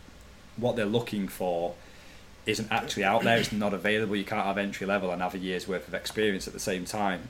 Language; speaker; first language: English; native; English